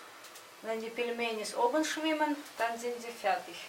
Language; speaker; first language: German; non-native, fluent; Russian